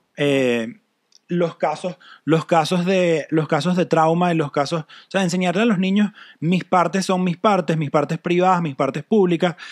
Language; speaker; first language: Spanish; native; Spanish